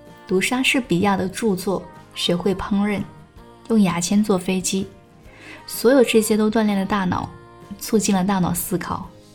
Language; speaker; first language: Chinese; native; Chinese